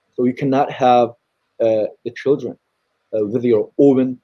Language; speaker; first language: English; non-native, fluent; Chinese